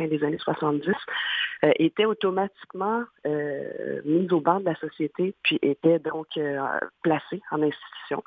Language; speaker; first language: French; native; French